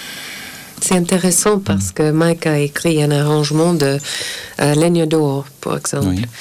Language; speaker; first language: French; non-native, fluent; English